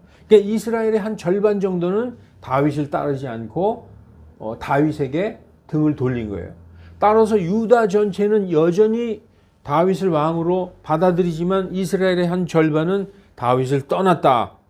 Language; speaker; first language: Korean; native; Korean